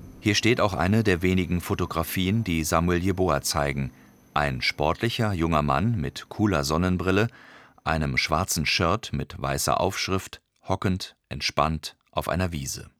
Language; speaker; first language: German; native; German